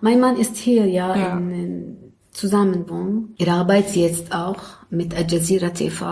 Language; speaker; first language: German; non-native, learner; Arabic